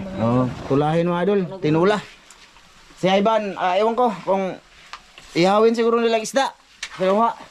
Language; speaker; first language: Filipino; non-native, local second language; Cebuano